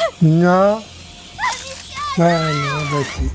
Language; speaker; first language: French; native; French